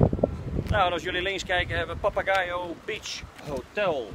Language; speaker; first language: Dutch; native; Dutch